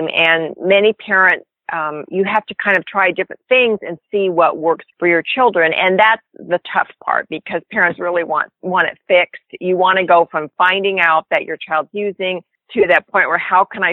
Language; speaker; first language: English; native; English